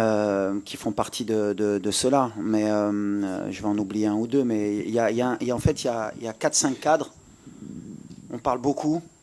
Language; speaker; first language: French; native; French